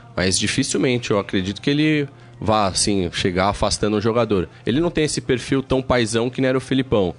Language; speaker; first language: Portuguese; native; Portuguese